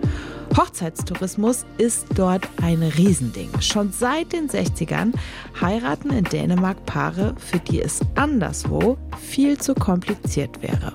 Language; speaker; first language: German; native; German